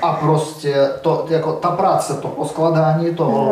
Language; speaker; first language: Czech; non-native, learner; Russian